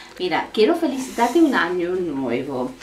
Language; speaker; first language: Spanish; non-native, fluent; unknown